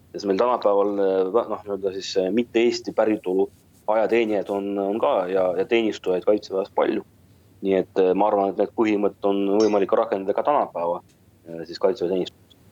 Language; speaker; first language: Estonian; non-native, local second language; Russian